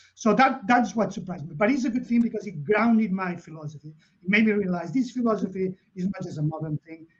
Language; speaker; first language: English; non-native, fluent; Catalan